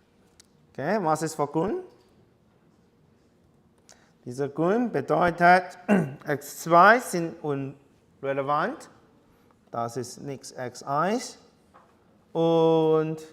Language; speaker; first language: German; non-native, learner; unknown